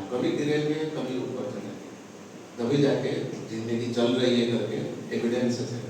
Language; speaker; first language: Hindi; non-native, local second language; Odia